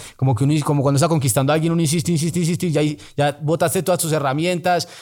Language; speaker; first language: Spanish; native; Spanish